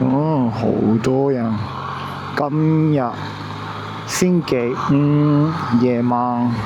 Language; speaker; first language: Chinese; non-native, learner; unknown